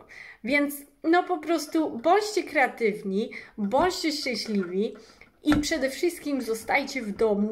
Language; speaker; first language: Polish; early bilingual, heritage; English